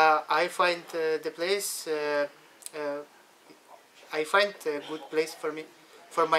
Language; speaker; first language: English; non-native, learner; Ukrainian